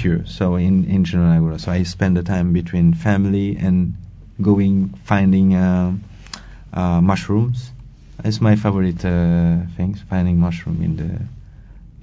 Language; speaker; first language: English; non-native, local second language; Wolof